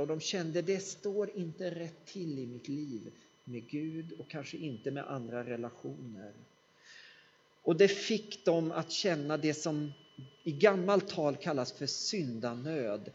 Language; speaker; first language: Swedish; native; Swedish